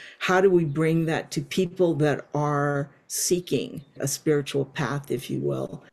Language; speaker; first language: English; native; English